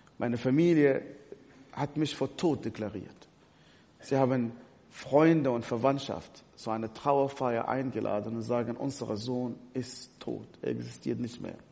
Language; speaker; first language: German; non-native, fluent; Arabic